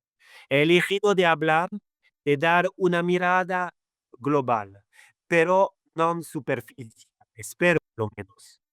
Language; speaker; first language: Spanish; non-native, fluent; Arabic